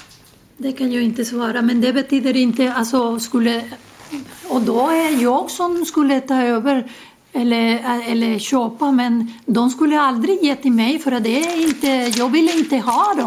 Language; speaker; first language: Swedish; non-native, learner; Spanish